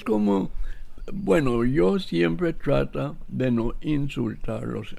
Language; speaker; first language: Spanish; non-native, local second language; English